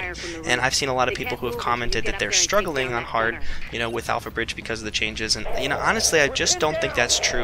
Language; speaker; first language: English; native; English